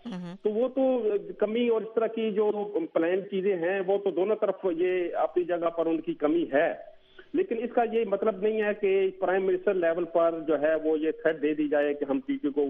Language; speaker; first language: Urdu; native; Urdu